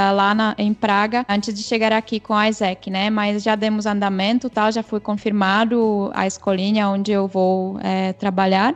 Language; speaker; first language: Portuguese; non-native, fluent; Czech